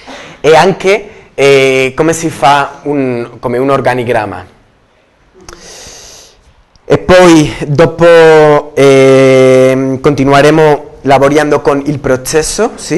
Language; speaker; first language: Italian; non-native, learner; Spanish